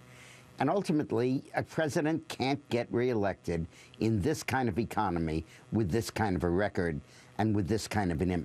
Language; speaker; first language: English; native; English